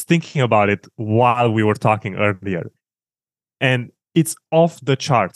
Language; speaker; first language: English; non-native, fluent; Romanian